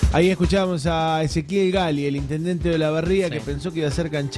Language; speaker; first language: Spanish; native; Spanish